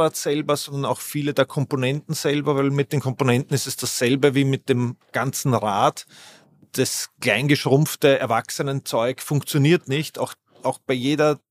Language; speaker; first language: German; native; German